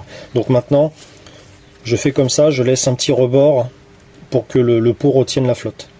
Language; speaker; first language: French; native; French